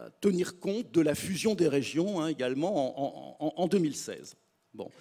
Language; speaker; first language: French; native; French